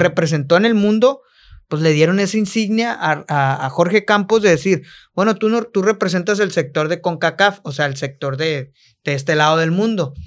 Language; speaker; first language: Spanish; native; Spanish